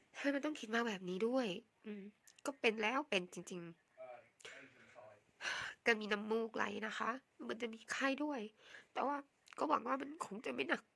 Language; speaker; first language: Thai; native; Thai